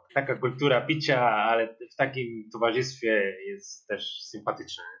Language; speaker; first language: Polish; non-native, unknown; Spanish